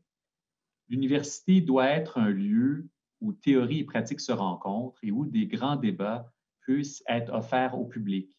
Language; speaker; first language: French; native; French